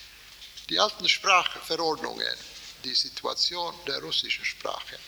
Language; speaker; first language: German; non-native, fluent; Swedish